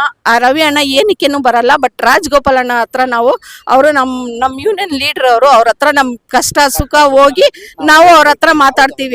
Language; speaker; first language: Kannada; non-native, local second language; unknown